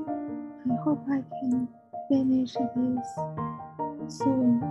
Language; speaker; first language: English; non-native, learner; Chinese